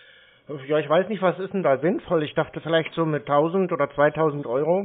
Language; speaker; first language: German; native; German